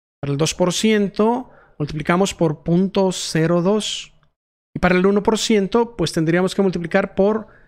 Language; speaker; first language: Spanish; native; Spanish